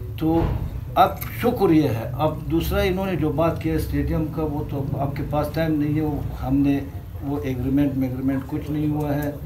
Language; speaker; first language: Urdu; non-native, local second language; Hazaragi